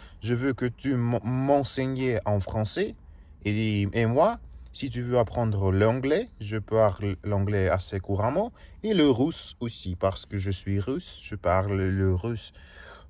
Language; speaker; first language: French; non-native, learner; Russian